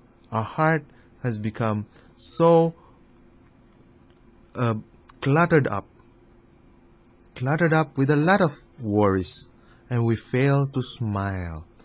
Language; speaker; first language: English; non-native, fluent; Chinese